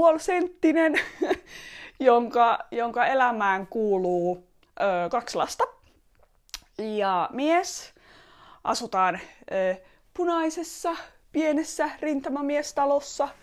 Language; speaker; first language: Finnish; early bilingual, other home language; Estonian